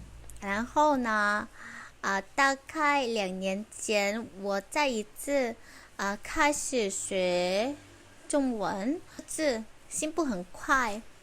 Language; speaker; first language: Chinese; non-native, fluent; Vietnamese